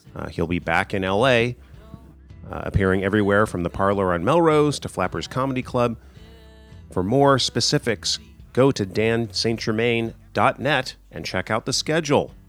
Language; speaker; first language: English; native; English